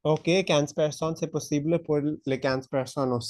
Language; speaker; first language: French; non-native, fluent; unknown